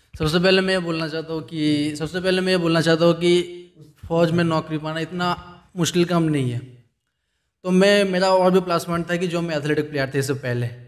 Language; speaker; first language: Hindi; non-native, local second language; Bangla